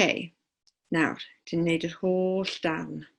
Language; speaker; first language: Welsh; non-native, local second language; English